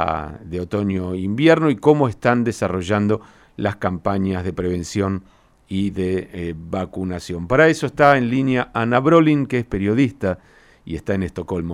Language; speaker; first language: Spanish; native; Spanish